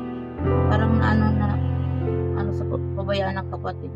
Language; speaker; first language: Filipino; non-native, local second language; Bikol